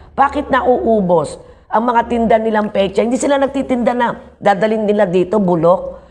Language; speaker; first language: Filipino; native; Filipino